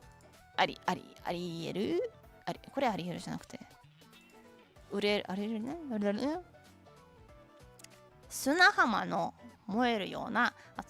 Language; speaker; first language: Japanese; non-native, learner; Russian